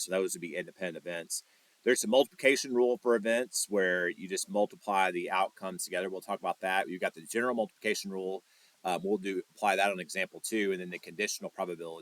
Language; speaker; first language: English; native; English